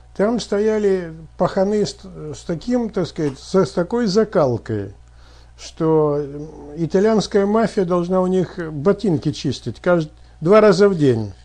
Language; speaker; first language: Russian; native; Russian